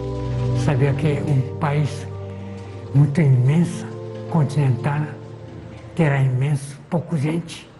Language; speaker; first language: Portuguese; non-native, fluent; Korean